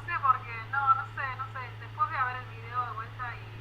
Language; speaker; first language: Spanish; native; Spanish